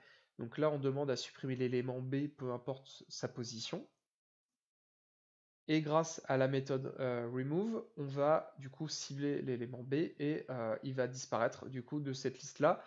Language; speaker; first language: French; native; French